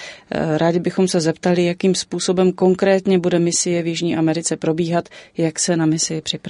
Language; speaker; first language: Czech; native; Czech